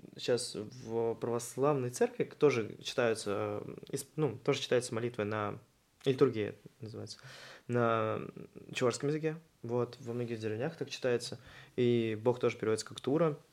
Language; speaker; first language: Russian; native; Russian